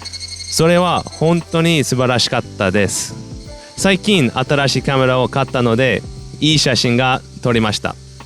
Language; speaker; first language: Japanese; non-native, fluent; English